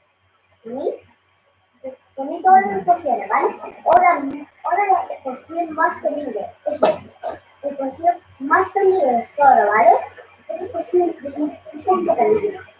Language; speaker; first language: Spanish; early bilingual, other home language; Filipino